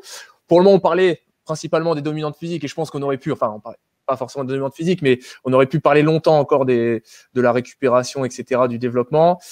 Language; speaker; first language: French; native; French